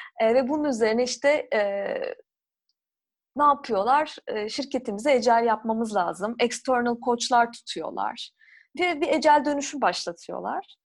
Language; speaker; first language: Turkish; native; Turkish